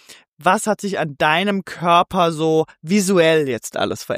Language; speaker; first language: German; native; German